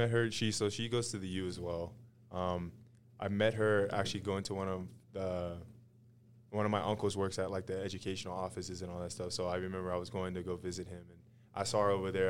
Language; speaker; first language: English; native; English